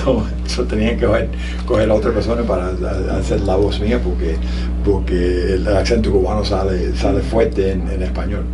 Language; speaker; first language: Spanish; early bilingual, heritage; Spanish